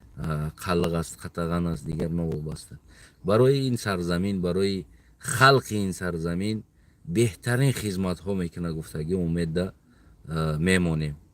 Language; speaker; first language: Tajik; non-native, local second language; Uzbek